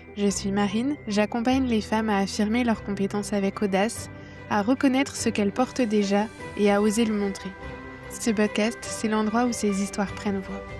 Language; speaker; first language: French; native; French